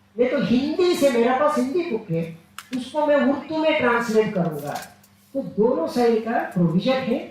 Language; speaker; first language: Hindi; non-native, local second language; Telugu